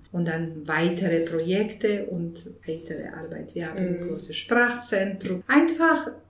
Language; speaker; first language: German; non-native, fluent; Bosnian